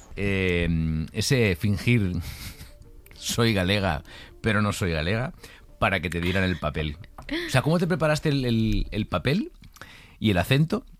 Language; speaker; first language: Spanish; native; Spanish